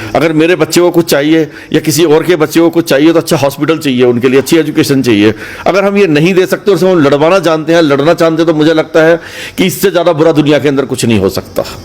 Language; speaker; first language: Hindi; native; Hindi